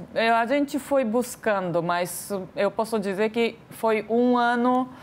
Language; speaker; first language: Portuguese; non-native, fluent; Japanese